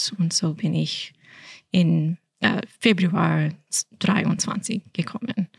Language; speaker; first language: German; non-native, fluent; English